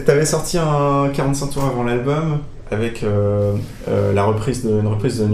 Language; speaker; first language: French; native; French